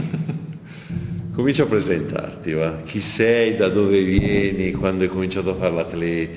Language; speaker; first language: Italian; native; Italian